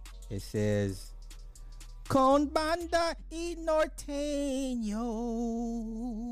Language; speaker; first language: Spanish; non-native, learner; English